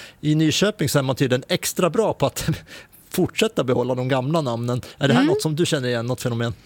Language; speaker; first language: Swedish; native; Swedish